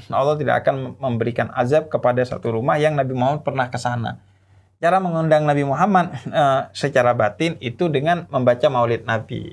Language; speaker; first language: Indonesian; native; Indonesian